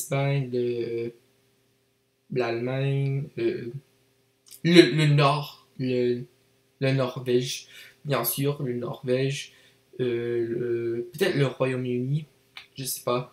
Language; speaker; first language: French; non-native, learner; English